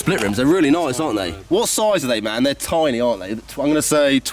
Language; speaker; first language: English; native; English